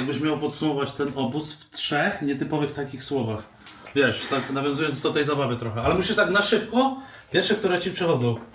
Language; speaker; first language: Polish; native; Polish